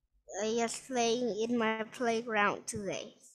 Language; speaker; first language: English; non-native, learner; Vietnamese